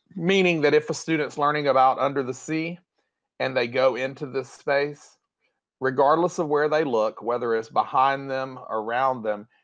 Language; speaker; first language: English; native; English